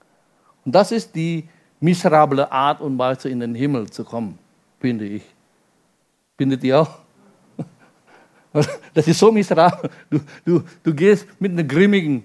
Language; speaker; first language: German; non-native, fluent; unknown